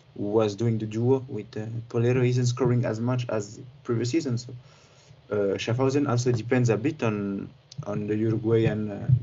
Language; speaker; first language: English; non-native, fluent; French